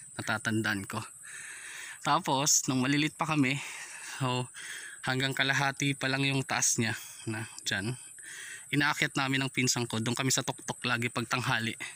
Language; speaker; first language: Filipino; non-native, local second language; Waray